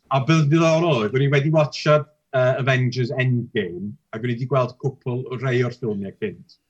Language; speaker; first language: Welsh; native; Welsh